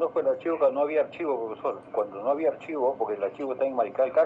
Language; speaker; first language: Spanish; native; Spanish